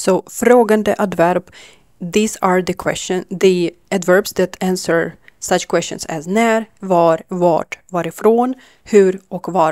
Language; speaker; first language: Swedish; non-native, learner; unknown